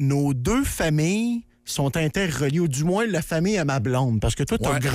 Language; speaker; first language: French; native; French